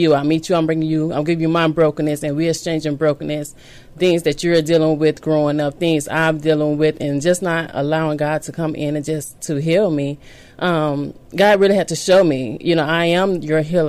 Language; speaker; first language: English; native; English